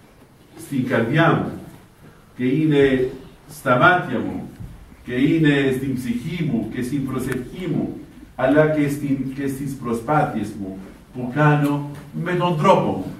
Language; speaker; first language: Greek; non-native, fluent; Arabic